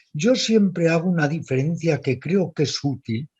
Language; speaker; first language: Spanish; native; Spanish